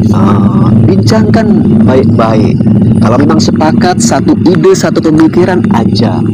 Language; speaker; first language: Indonesian; native; Indonesian